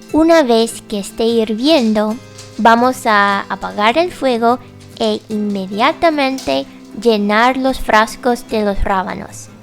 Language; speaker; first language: Spanish; non-native, fluent; English